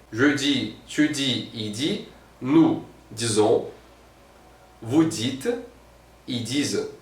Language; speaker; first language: French; non-native, fluent; Portuguese